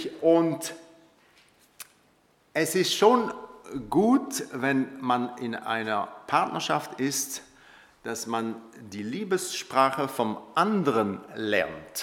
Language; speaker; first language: German; non-native, local second language; French